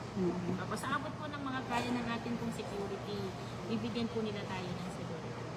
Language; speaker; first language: Filipino; non-native, local second language; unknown